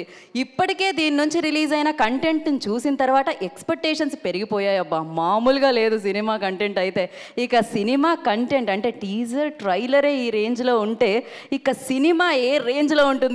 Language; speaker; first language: Telugu; native; Telugu